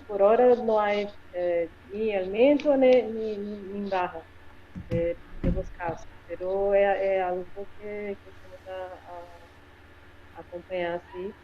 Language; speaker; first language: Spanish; non-native, learner; Portuguese